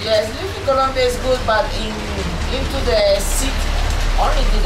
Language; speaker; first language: English; non-native, learner; Spanish